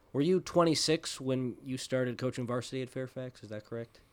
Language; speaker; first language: English; native; English